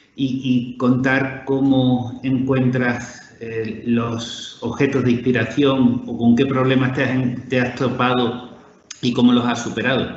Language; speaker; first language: Spanish; native; Spanish